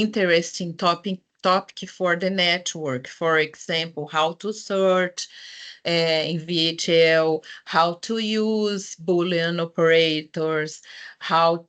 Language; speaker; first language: English; non-native, fluent; Portuguese